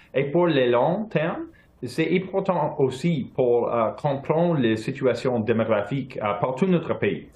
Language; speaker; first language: French; non-native, local second language; English